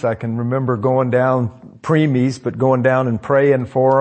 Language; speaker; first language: English; native; English